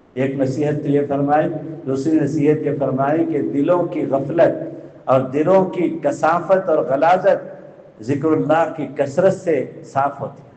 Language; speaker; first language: Urdu; native; Urdu